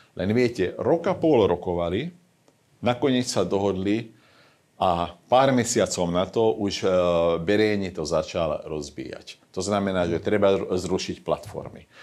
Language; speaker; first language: Slovak; non-native, local second language; Hungarian